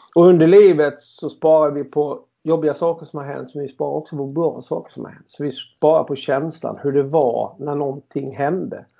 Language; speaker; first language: Swedish; native; Swedish